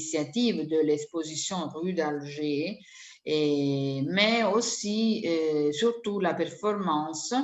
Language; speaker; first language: French; non-native, fluent; Italian